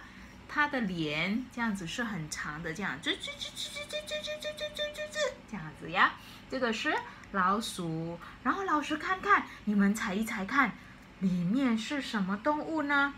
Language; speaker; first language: Chinese; non-native, fluent; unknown